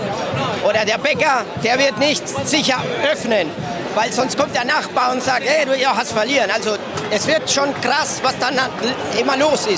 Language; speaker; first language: German; non-native, fluent; Spanish